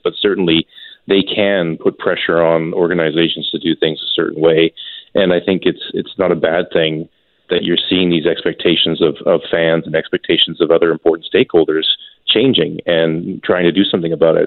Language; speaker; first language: English; native; English